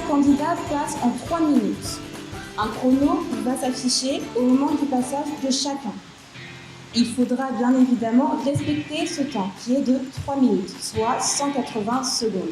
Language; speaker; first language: French; native; French